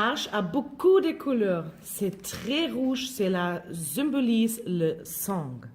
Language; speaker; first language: French; non-native, learner; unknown